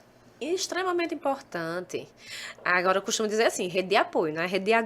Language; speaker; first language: Portuguese; native; Portuguese